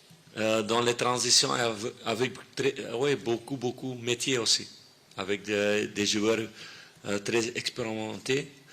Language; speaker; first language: French; non-native, fluent; Dutch